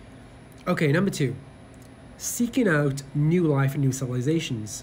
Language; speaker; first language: English; native; English